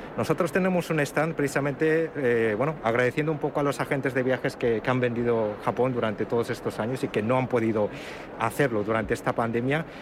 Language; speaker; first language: Spanish; early bilingual, other home language; Japanese